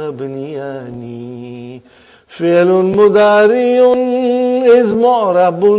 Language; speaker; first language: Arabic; non-native, fluent; Urdu